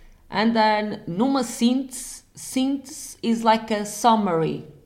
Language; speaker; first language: English; non-native, fluent; Portuguese